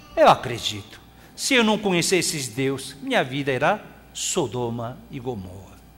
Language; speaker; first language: Portuguese; non-native, fluent; Korean